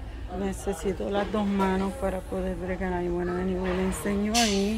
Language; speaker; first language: Spanish; early bilingual, heritage; Spanish